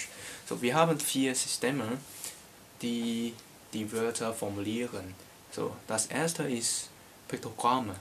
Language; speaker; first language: German; non-native, learner; Cantonese